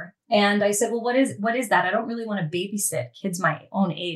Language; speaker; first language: English; native; English